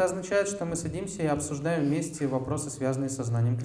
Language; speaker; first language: Russian; native; Russian